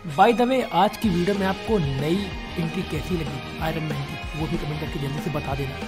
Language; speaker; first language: Hindi; native; Hindi